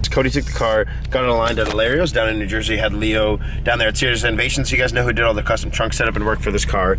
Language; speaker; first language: English; native; English